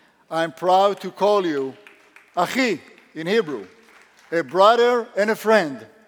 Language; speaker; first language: English; non-native, fluent; Hebrew